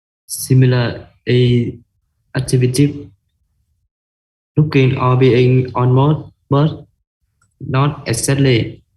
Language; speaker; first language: English; non-native, learner; Vietnamese